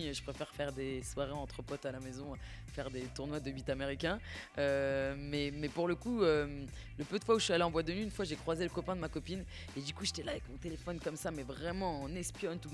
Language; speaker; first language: French; native; French